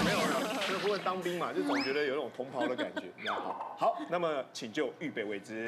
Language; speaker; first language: Chinese; native; Chinese